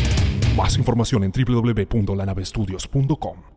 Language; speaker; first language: Spanish; native; Spanish